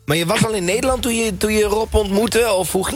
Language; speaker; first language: Dutch; native; Dutch